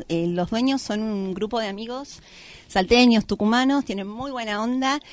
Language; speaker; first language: Spanish; native; Spanish